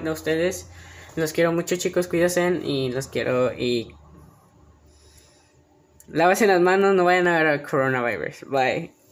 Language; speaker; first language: Spanish; early bilingual, heritage; Spanish